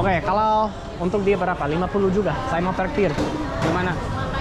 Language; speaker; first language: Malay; non-native, learner; English